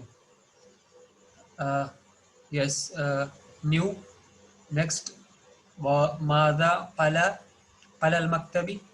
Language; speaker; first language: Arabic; non-native, fluent; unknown